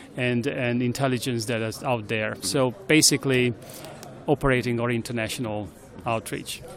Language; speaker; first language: English; non-native, fluent; Hungarian